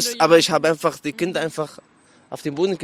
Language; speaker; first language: German; non-native, learner; Arabic